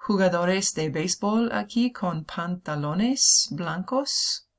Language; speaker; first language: Spanish; non-native, fluent; English